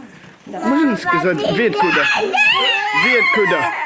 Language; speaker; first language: Russian; non-native, learner; English